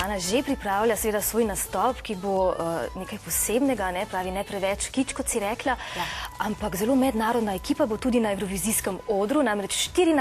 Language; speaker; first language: Slovenian; native; Slovenian